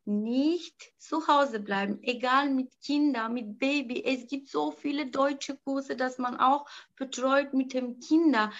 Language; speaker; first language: German; non-native, learner; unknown